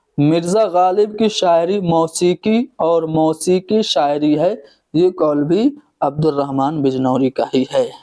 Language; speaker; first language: Urdu; native; Urdu